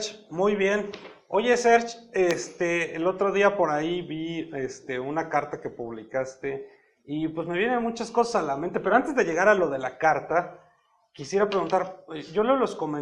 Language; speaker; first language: Spanish; native; Spanish